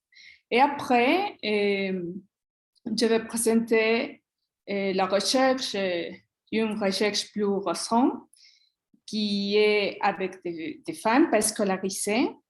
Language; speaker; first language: French; non-native, learner; Spanish